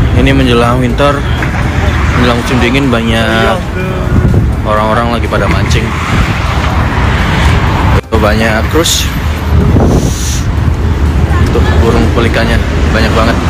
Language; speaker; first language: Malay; non-native, learner; Turkish